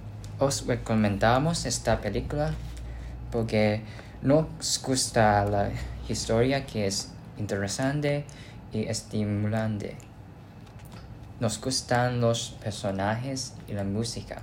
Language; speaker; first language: Spanish; non-native, learner; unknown